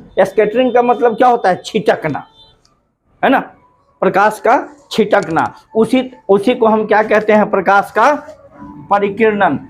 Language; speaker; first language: Hindi; native; Hindi